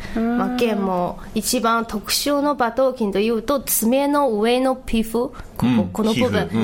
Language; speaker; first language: Japanese; non-native, fluent; Mongolian